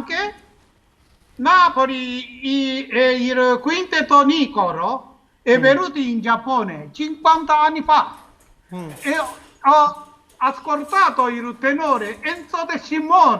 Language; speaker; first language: Italian; non-native, learner; Japanese